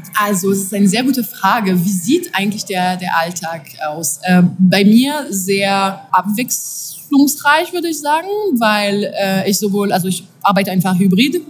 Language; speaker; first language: German; non-native, fluent; French